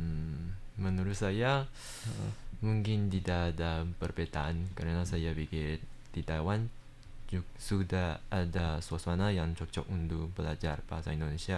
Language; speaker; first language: Indonesian; early bilingual, heritage; Indonesian